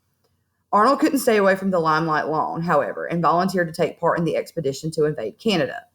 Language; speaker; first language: English; native; English